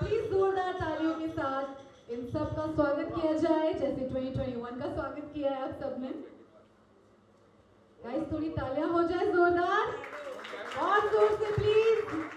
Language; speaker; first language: Hindi; native; Hindi